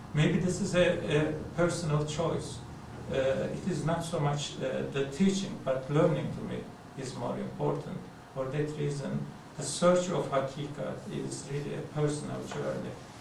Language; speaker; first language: English; non-native, fluent; Turkish